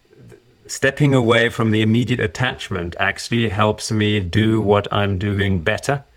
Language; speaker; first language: English; early bilingual, other home language; German